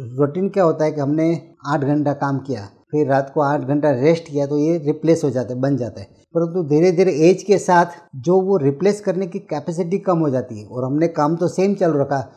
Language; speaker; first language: Hindi; non-native, local second language; Gujarati